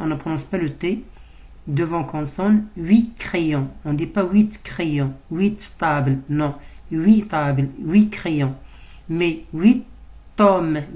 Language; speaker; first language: French; non-native, local second language; Arabic